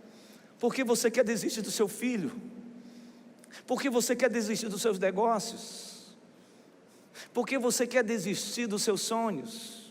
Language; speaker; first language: Portuguese; native; Portuguese